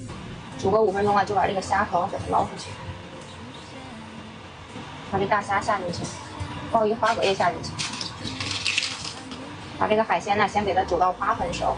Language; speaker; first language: Chinese; native; Chinese